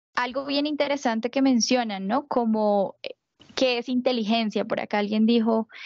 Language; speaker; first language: Spanish; native; Spanish